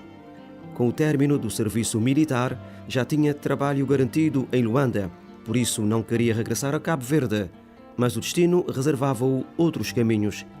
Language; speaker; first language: Portuguese; non-native, local second language; Kabuverdianu